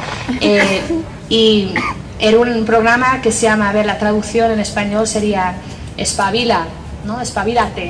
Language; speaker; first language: Spanish; non-native, fluent; English